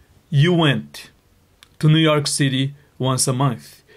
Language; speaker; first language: English; non-native, fluent; Portuguese